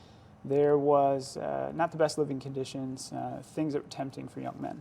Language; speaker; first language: English; native; English